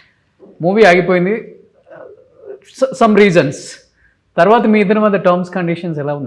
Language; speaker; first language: Telugu; native; Telugu